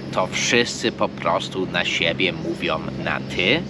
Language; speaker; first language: Polish; non-native, fluent; English